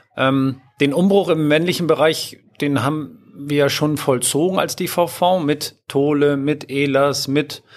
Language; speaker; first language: German; native; German